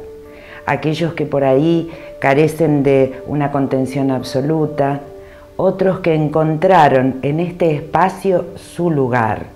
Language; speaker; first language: Spanish; native; Spanish